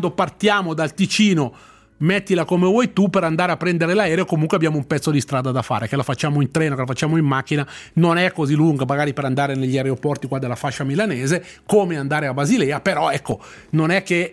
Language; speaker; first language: Italian; native; Italian